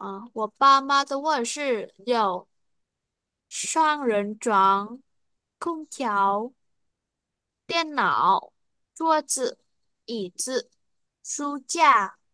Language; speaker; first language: Chinese; non-native, fluent; Vietnamese